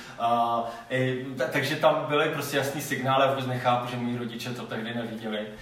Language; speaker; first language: Czech; non-native, local second language; Polish